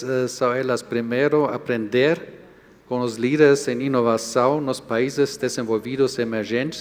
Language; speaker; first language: Portuguese; non-native, fluent; German